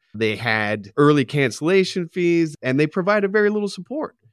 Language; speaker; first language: English; native; English